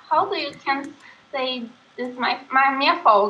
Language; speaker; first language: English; non-native, learner; Portuguese